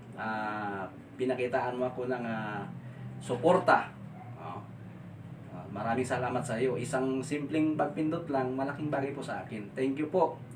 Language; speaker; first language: Filipino; non-native, local second language; Cebuano